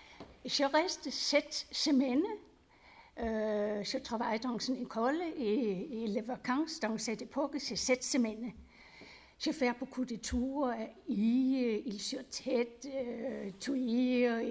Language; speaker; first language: French; non-native, learner; Danish